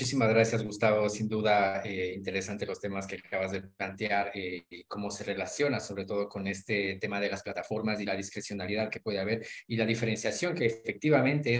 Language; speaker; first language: Spanish; native; Spanish